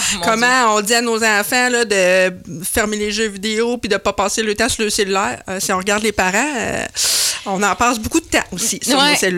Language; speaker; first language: French; native; French